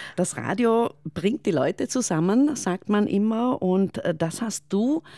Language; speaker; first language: German; native; German